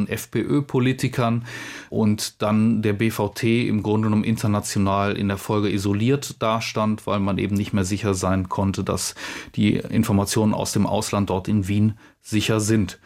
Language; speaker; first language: German; native; German